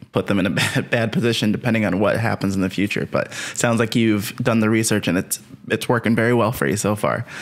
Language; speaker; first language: English; native; English